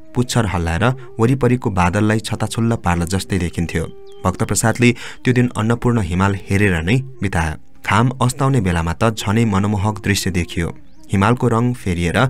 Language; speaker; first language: Nepali; native; Nepali